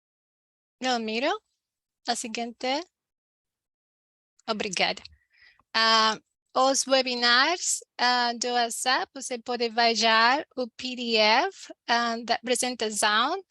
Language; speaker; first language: Portuguese; non-native, learner; Spanish